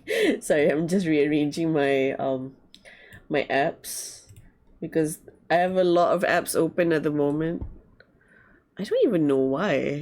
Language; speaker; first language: English; non-native, learner; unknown